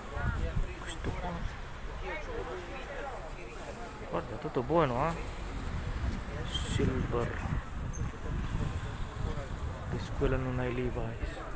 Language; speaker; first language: Italian; non-native, learner; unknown